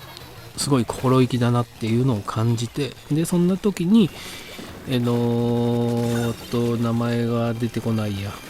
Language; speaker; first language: Japanese; native; Japanese